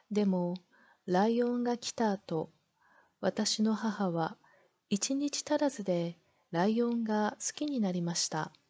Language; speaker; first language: Japanese; non-native, learner; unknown